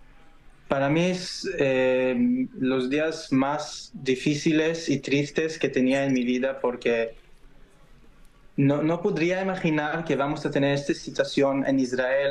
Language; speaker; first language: Spanish; non-native, fluent; Hebrew